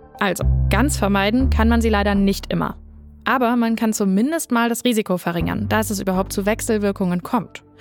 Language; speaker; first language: German; native; German